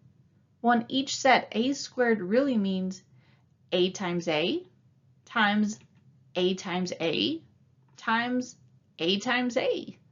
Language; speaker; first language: English; native; English